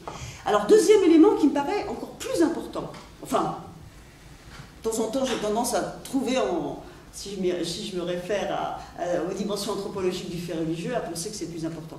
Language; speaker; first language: French; native; French